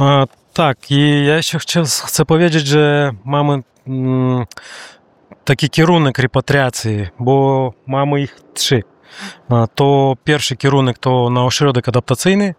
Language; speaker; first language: Polish; non-native, learner; Russian